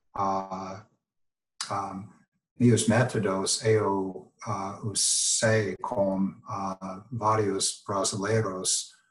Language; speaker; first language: Portuguese; non-native, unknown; English